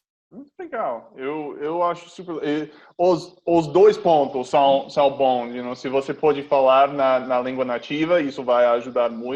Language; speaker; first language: Portuguese; non-native, fluent; English